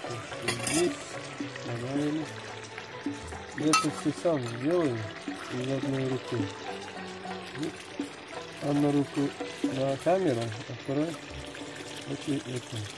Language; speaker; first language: Russian; non-native, learner; Uzbek